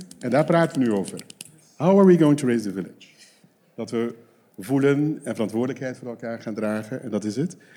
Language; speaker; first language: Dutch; non-native, local second language; Papiamento